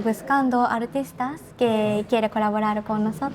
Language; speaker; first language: Spanish; non-native, learner; Japanese